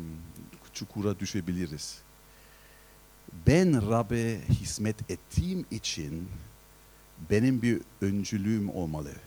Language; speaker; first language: Turkish; non-native, fluent; German